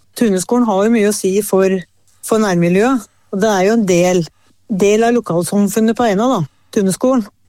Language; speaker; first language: Norwegian; native; Norwegian